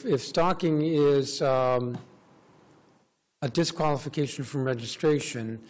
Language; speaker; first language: English; native; English